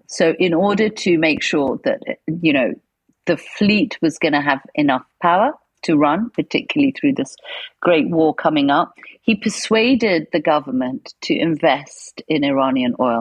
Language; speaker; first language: English; native; English